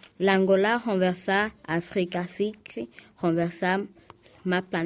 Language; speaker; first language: French; non-native, learner; Portuguese